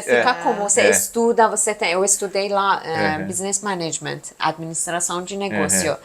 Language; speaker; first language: Portuguese; non-native, fluent; Persian